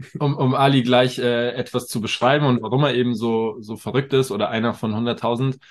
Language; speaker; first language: German; native; German